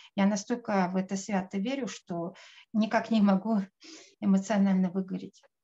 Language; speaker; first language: Russian; native; Russian